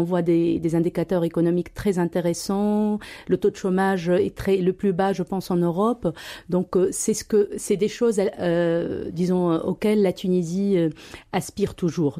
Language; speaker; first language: French; non-native, local second language; Arabic